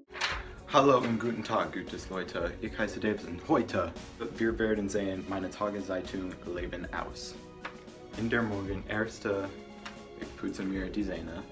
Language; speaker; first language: German; non-native, learner; English